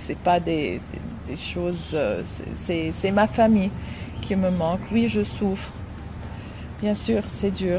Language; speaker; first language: French; non-native, fluent; Arabic